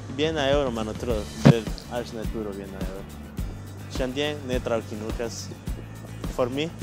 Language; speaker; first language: Lithuanian; non-native, learner; Spanish